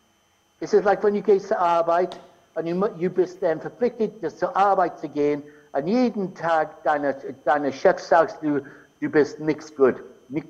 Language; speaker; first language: German; non-native, fluent; English